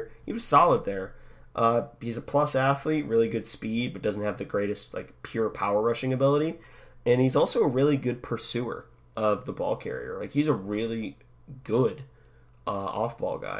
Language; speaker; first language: English; native; English